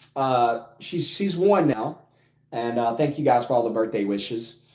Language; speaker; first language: English; native; English